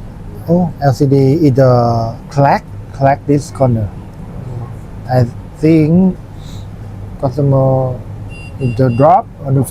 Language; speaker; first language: English; non-native, learner; Thai